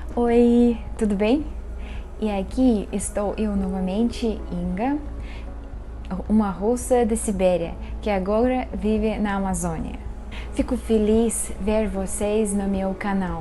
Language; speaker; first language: Portuguese; non-native, fluent; Russian